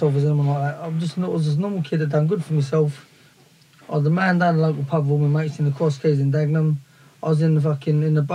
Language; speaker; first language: English; native; English